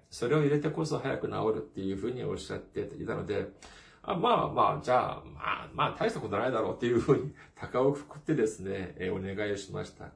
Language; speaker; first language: Japanese; non-native, fluent; Korean